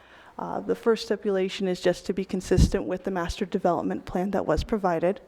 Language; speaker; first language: English; native; English